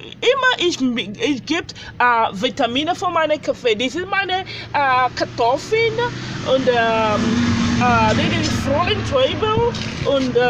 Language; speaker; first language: German; non-native, learner; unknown